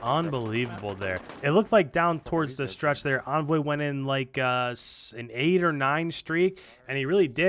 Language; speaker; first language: English; native; English